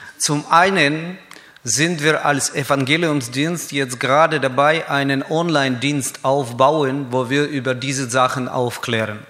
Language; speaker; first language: German; non-native, fluent; Russian